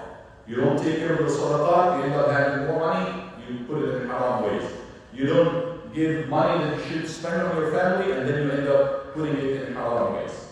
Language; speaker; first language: English; non-native, fluent; Arabic